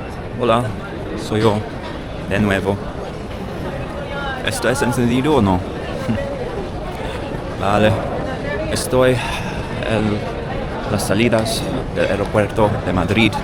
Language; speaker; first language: Spanish; non-native, learner; English